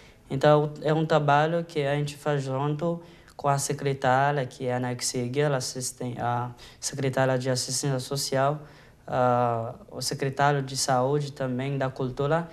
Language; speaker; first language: Portuguese; non-native, fluent; Haitian Creole